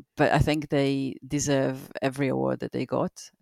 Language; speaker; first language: English; non-native, fluent; Hebrew